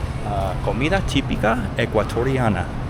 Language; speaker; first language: Spanish; non-native, learner; English